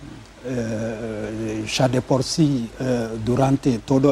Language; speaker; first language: Spanish; non-native, fluent; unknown